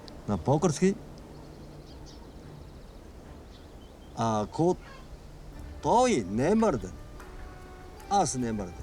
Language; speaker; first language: Bulgarian; non-native, learner; Chinese